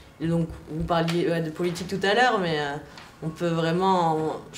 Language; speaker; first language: French; native; French